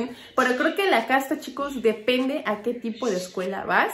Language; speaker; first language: Spanish; native; Spanish